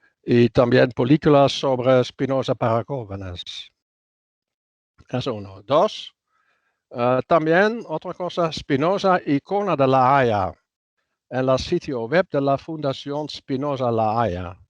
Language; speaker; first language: Spanish; non-native, fluent; Dutch